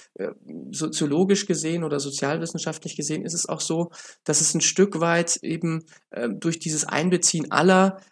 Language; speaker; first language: German; native; German